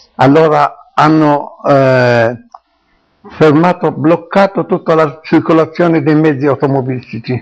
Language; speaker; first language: Italian; non-native, local second language; Arabic